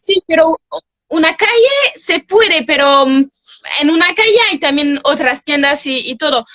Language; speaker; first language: Spanish; non-native, fluent; French